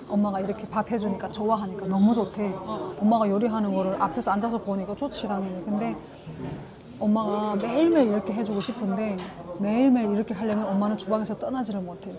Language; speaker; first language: Korean; native; Korean